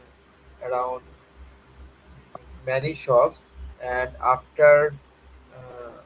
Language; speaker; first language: English; non-native, learner; Bangla